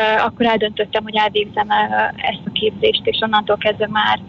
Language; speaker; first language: Hungarian; native; Hungarian